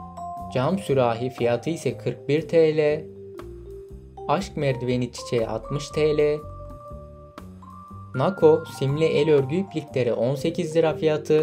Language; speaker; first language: Turkish; native; Turkish